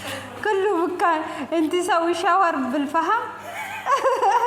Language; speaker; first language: Arabic; non-native, learner; Amharic